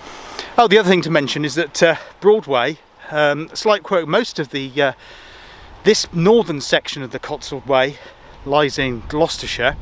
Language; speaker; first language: English; native; English